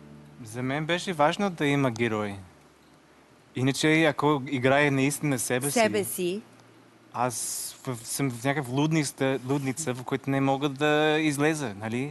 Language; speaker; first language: Bulgarian; non-native, learner; English